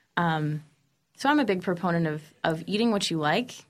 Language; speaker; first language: English; native; English